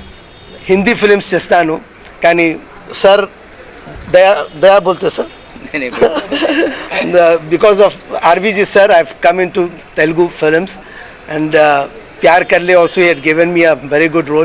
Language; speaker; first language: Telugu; non-native, learner; Hindi